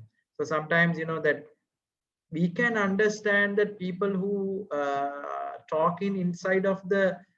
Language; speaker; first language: English; non-native, fluent; Sinhala